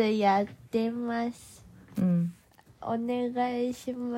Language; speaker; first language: Japanese; early bilingual, other home language; Korean